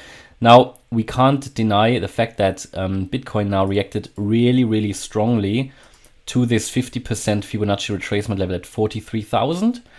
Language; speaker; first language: English; non-native, fluent; German